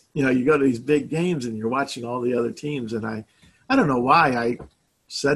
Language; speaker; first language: English; native; English